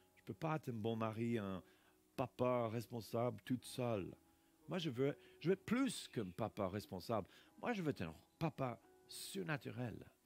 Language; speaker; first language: French; non-native, fluent; English